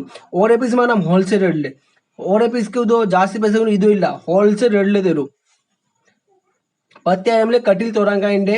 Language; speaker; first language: Malayalam; non-native, learner; Hindi